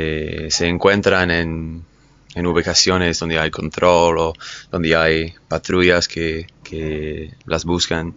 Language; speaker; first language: Spanish; non-native, fluent; English